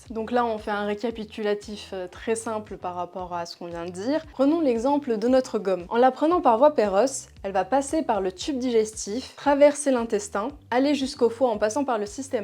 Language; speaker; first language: French; native; French